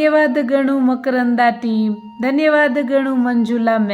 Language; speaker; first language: Kannada; non-native, learner; Gujarati